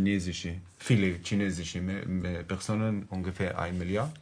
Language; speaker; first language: German; non-native, learner; Arabic